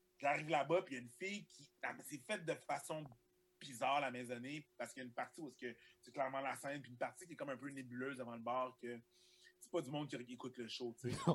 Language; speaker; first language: French; early bilingual, other home language; Haitian Creole